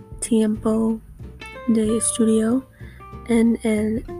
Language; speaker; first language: Spanish; non-native, learner; English